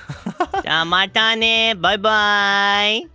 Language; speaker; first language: Japanese; non-native, fluent; English